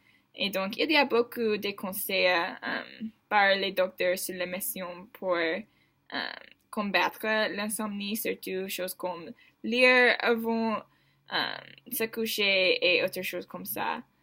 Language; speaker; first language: French; non-native, learner; English